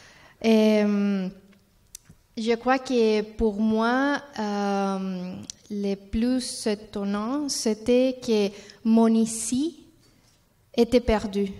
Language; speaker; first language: French; non-native, learner; Spanish